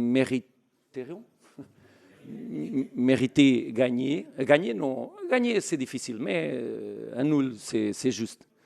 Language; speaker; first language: French; non-native, learner; Portuguese